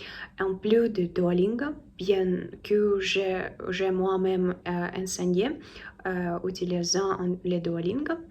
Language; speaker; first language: French; non-native, learner; Russian